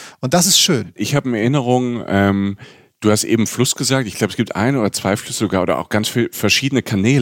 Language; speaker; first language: German; native; German